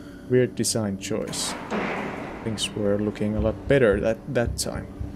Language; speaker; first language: English; non-native, fluent; Finnish